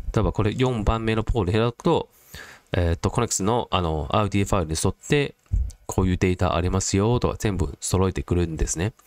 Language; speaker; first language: Japanese; non-native, fluent; Cantonese